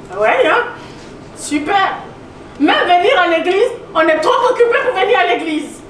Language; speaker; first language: French; native; French